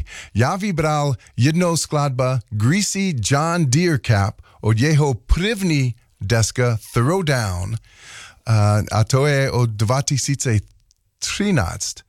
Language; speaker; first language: Czech; non-native, learner; English